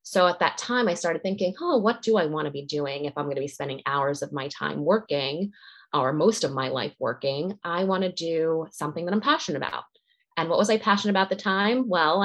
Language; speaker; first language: English; native; English